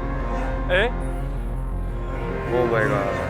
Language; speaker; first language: Japanese; non-native, learner; Korean